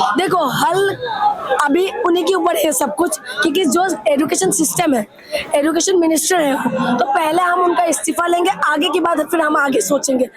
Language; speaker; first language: Hindi; non-native, local second language; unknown